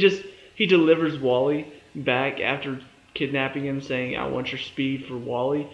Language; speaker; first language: English; native; English